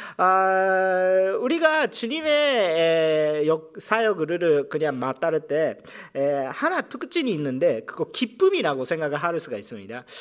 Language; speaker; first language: Korean; non-native, fluent; Japanese